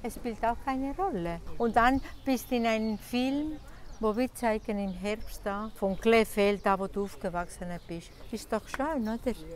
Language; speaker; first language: German; non-native, learner; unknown